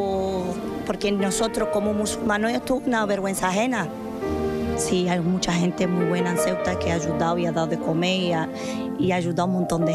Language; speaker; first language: Spanish; non-native, local second language; Arabic